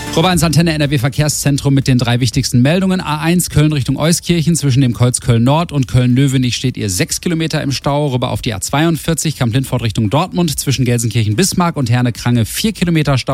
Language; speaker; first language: German; native; German